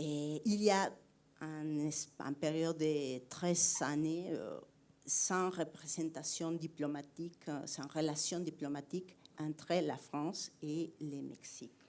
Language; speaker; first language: French; non-native, fluent; Spanish